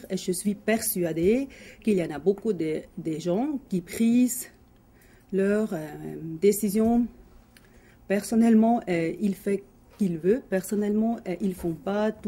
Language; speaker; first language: French; non-native, local second language; German